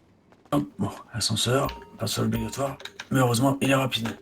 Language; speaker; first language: French; native; French